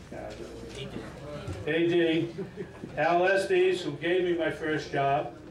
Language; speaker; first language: English; native; English